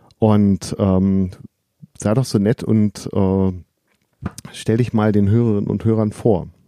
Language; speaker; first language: German; native; German